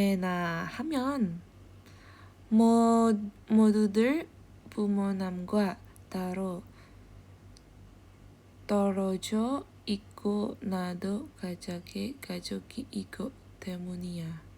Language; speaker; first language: Korean; non-native, learner; Indonesian